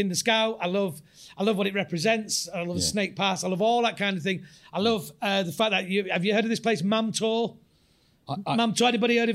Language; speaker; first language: English; native; English